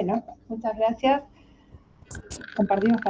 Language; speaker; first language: Spanish; native; Spanish